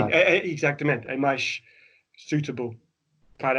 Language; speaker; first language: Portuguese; non-native, fluent; English